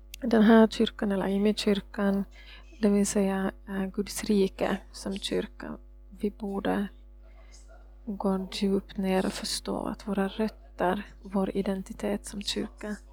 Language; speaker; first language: Swedish; non-native, fluent; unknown